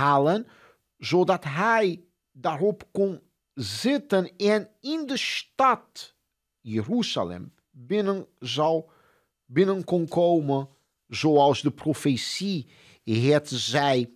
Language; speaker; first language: Dutch; non-native, fluent; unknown